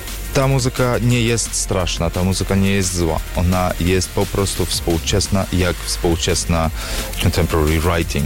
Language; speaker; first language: Polish; non-native, learner; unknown